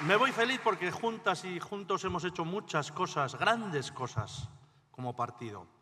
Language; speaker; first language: Spanish; native; Spanish